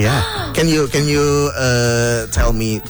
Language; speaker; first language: English; non-native, fluent; Indonesian